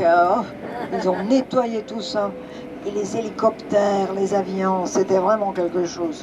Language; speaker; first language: French; non-native, fluent; Serbian